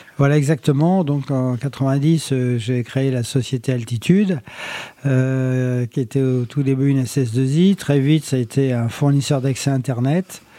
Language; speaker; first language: French; native; French